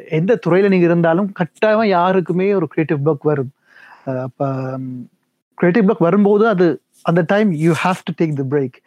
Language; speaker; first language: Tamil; early bilingual, heritage; Tamil